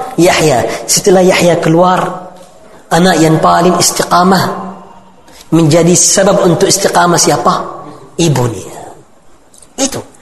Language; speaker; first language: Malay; non-native, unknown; Arabic